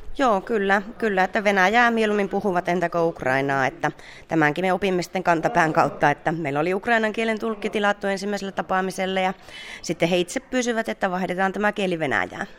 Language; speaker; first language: Finnish; native; Finnish